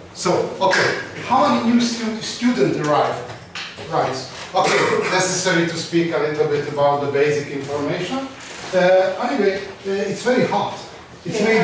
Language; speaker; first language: English; non-native, learner; Hungarian